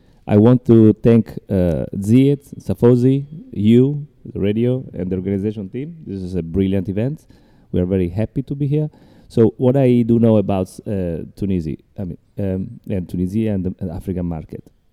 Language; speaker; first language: English; non-native, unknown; Italian